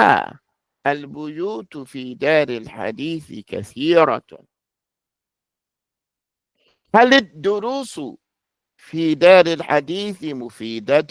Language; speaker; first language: Arabic; non-native, fluent; English